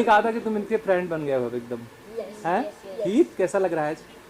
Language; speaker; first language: Hindi; native; Hindi